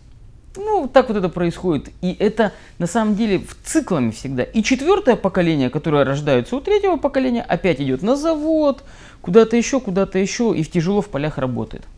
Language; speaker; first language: Russian; native; Russian